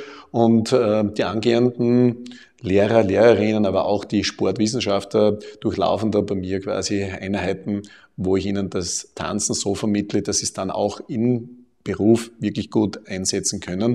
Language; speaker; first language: German; native; German